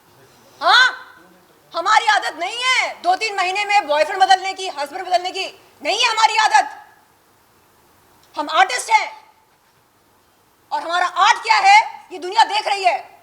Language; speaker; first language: Hindi; native; Hindi